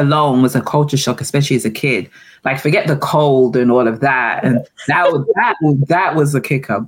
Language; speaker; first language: English; native; English